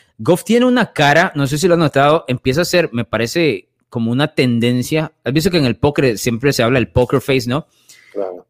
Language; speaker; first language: Spanish; native; Spanish